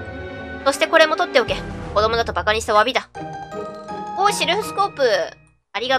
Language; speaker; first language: Japanese; native; Japanese